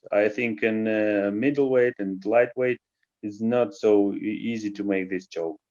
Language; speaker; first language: English; non-native, learner; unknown